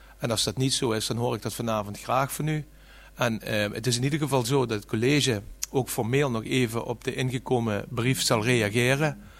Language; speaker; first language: Dutch; native; Dutch